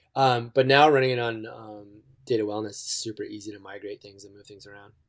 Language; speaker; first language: English; native; English